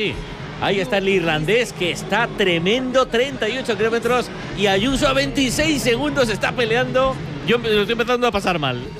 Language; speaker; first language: Spanish; native; Spanish